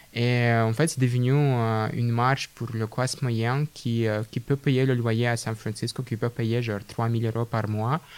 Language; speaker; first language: French; non-native, fluent; Russian